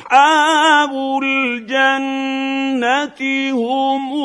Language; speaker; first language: Arabic; native; Arabic